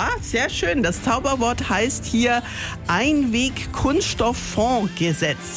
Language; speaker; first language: German; native; German